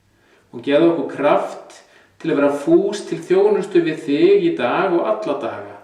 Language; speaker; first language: Icelandic; native; Icelandic